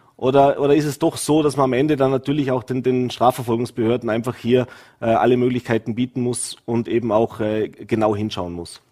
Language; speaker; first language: German; native; German